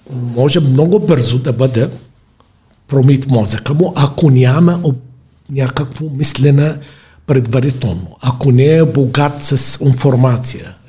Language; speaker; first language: Bulgarian; non-native, fluent; Arabic